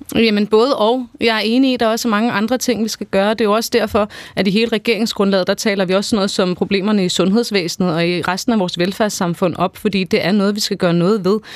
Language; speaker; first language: Danish; early bilingual, other home language; Persian